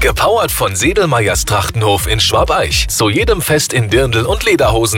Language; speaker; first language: German; native; German